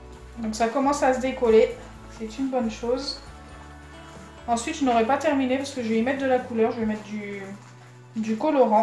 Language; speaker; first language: French; native; French